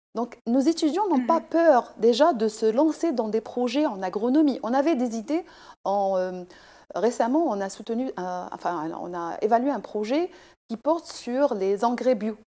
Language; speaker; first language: French; non-native, local second language; Arabic